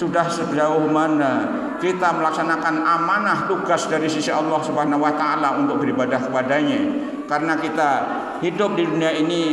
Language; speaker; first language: Indonesian; native; Indonesian